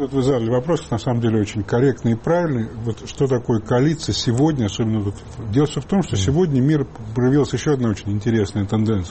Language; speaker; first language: Russian; native; Russian